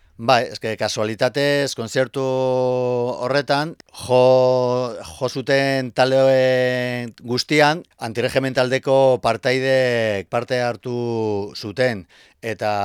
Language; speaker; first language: Basque; non-native, local second language; Spanish